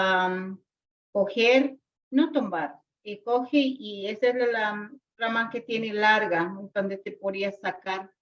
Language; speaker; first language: Spanish; non-native, local second language; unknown